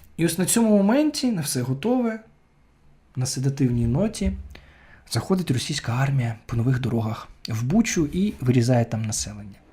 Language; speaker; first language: Ukrainian; non-native, local second language; Russian